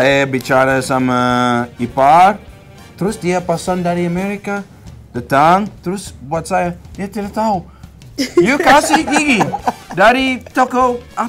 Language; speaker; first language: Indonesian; non-native, learner; English